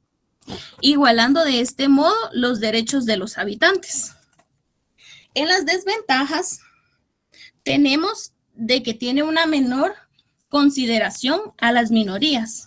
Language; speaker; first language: Spanish; native; Spanish